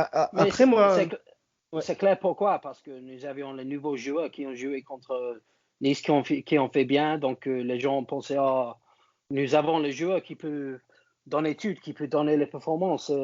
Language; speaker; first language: French; non-native, learner; English